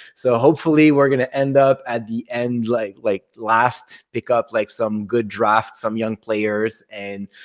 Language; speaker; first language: English; non-native, fluent; French